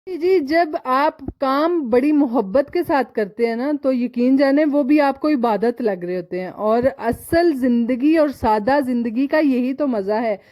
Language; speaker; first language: Urdu; non-native, local second language; Punjabi